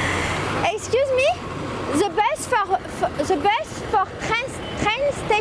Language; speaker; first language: English; non-native, learner; French